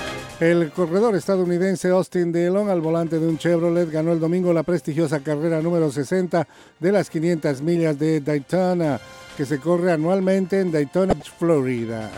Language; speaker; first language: Spanish; native; Spanish